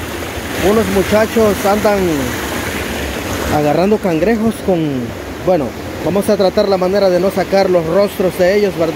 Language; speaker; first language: Spanish; native; Spanish